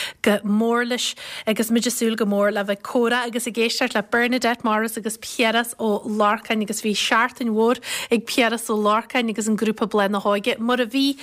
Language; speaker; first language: Irish; native; Irish